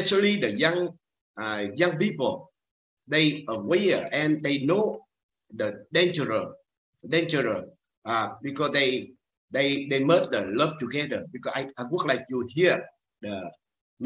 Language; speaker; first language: English; non-native, learner; Vietnamese